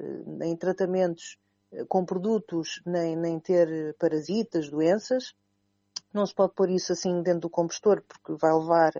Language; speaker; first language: Portuguese; native; Portuguese